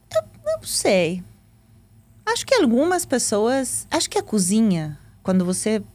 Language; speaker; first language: Portuguese; non-native, fluent; Spanish